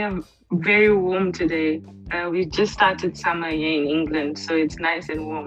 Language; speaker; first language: English; native; English